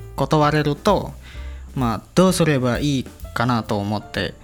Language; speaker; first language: Japanese; non-native, learner; Indonesian